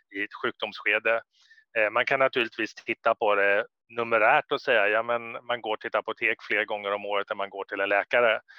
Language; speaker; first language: Swedish; native; Swedish